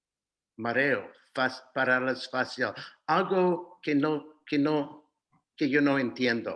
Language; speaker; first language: Spanish; non-native, fluent; English